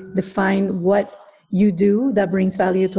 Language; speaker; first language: English; non-native, fluent; Spanish